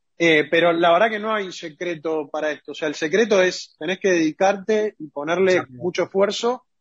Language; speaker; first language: Spanish; native; Spanish